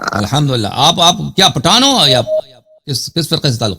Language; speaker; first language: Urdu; non-native, fluent; Persian